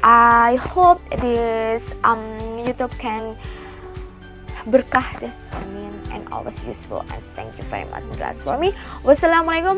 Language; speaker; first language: English; non-native, learner; Indonesian